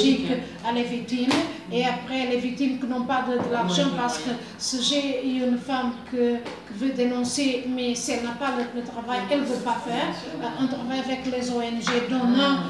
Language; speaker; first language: French; non-native, fluent; Portuguese